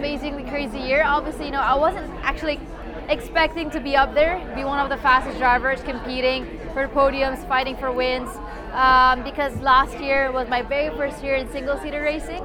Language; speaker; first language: English; non-native, local second language; Filipino